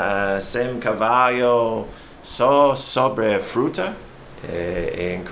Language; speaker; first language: Portuguese; non-native, learner; English